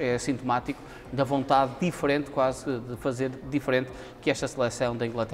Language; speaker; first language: Portuguese; native; Portuguese